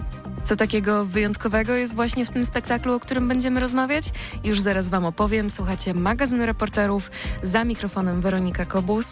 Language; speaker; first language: Polish; native; Polish